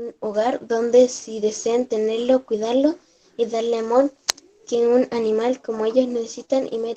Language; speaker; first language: Spanish; native; Spanish